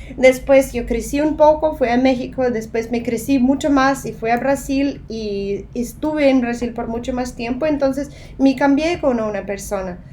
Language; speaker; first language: Spanish; non-native, fluent; Russian